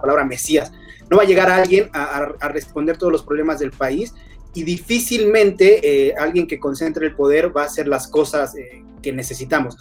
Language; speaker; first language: Spanish; native; Spanish